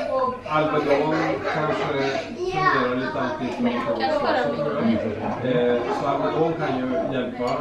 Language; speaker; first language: Swedish; native; Swedish